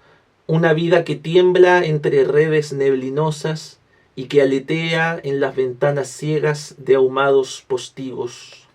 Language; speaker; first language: Spanish; native; Spanish